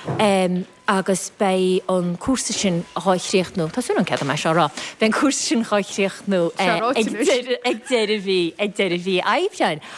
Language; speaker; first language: Irish; native; Irish